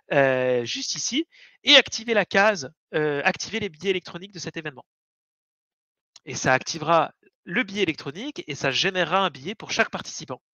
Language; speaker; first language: French; native; French